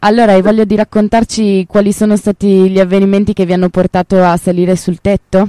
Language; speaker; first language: Italian; native; Italian